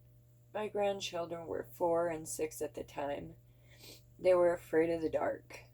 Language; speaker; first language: English; native; English